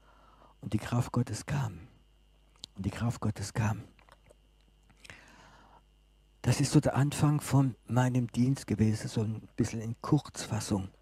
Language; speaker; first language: German; non-native, fluent; French